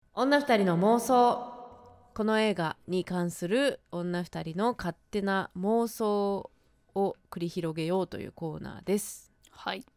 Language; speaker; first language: Japanese; native; Japanese